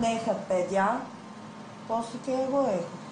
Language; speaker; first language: Greek; non-native, learner; Bulgarian